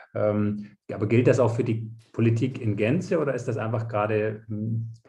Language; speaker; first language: German; non-native, fluent; French